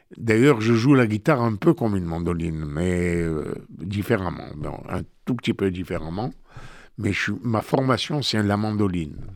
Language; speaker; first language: French; native; French